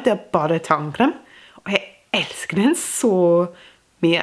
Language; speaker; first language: Norwegian; non-native, fluent; English